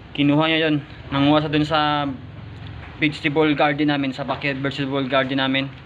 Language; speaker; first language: Filipino; non-native, local second language; Hiligaynon